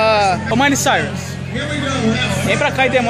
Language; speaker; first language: Portuguese; native; Portuguese